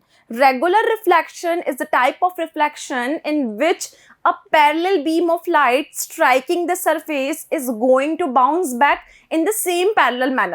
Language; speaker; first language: English; non-native, local second language; Hindi